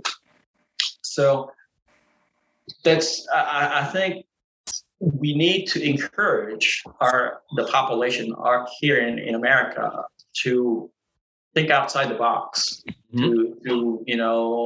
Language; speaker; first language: English; native; English